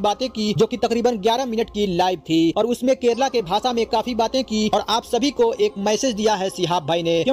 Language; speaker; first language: Hindi; native; Hindi